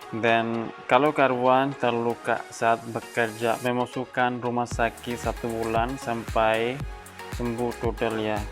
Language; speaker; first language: Indonesian; non-native, learner; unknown